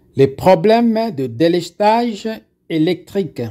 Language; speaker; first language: French; non-native, local second language; Lingala